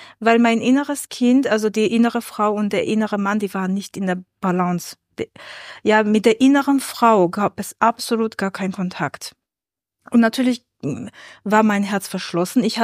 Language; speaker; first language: German; non-native, fluent; Armenian